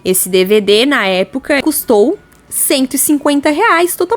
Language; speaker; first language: Portuguese; native; Portuguese